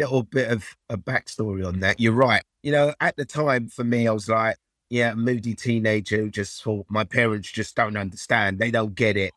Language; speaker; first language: English; early bilingual, other home language; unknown